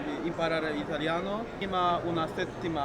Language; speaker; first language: Italian; non-native, learner; Polish